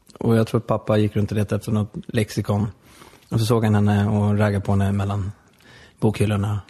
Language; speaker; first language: Swedish; native; Swedish